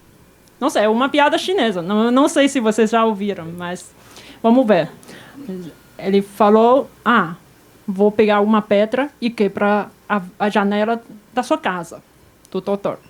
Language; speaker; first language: Portuguese; non-native, fluent; Chinese